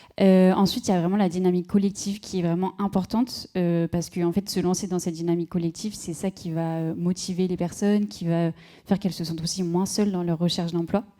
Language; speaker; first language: French; native; French